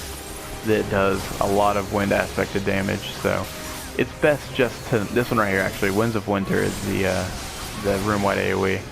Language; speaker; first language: English; native; English